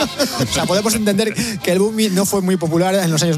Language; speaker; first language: Spanish; native; Spanish